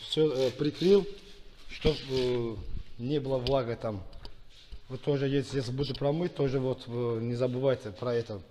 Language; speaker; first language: Russian; non-native, fluent; Azerbaijani